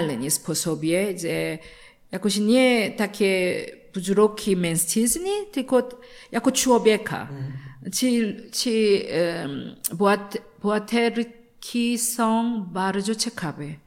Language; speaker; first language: Polish; non-native, learner; Korean